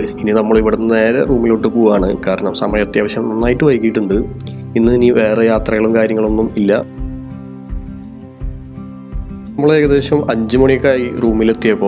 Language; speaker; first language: Malayalam; native; Malayalam